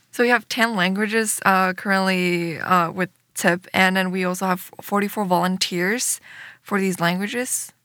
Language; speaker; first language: English; early bilingual, other home language; Chinese